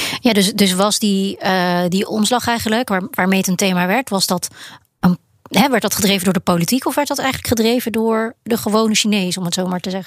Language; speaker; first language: Dutch; native; Dutch